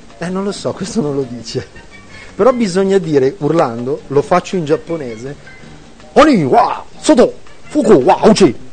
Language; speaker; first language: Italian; native; Italian